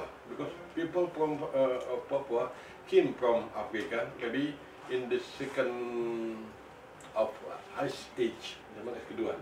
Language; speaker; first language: English; non-native, fluent; Indonesian